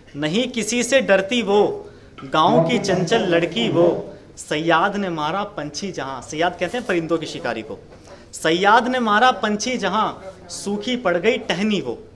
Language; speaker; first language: Hindi; native; Hindi